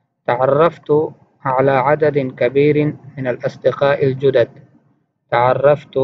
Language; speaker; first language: Arabic; non-native, fluent; Urdu